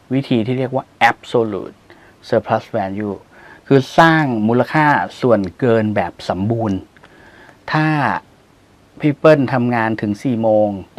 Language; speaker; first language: Thai; native; Thai